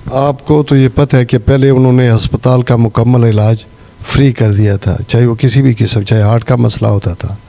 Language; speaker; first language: Urdu; non-native, local second language; Pashto